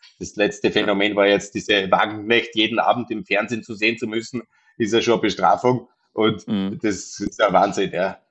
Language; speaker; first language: German; native; German